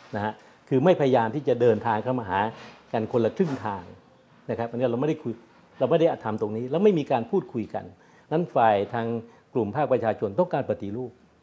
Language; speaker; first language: Thai; native; Thai